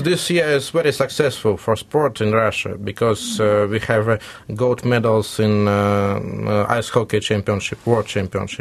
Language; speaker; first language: English; non-native, learner; Russian